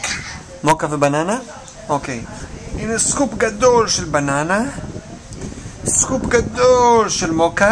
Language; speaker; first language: Hebrew; native; Hebrew